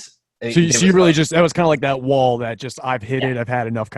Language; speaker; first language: English; native; English